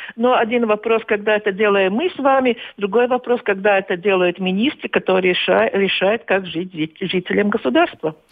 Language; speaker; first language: Russian; non-native, local second language; Latvian